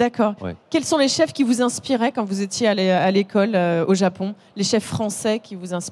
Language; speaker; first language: French; native; French